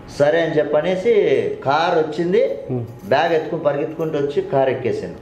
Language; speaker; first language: Telugu; native; Telugu